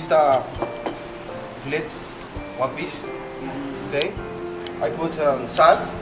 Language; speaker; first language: English; non-native, learner; Spanish